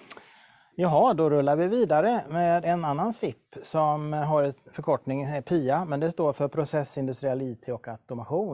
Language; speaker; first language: Swedish; native; Swedish